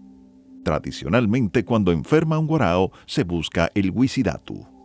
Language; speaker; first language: Spanish; native; Spanish